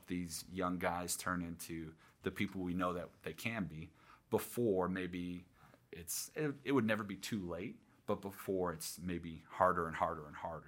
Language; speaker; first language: English; native; English